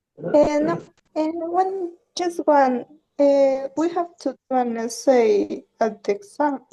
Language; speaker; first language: English; non-native, learner; Spanish